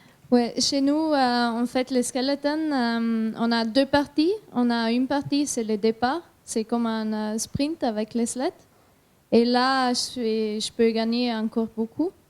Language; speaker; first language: French; non-native, learner; German